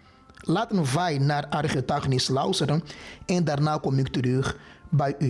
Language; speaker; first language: Dutch; non-native, fluent; Portuguese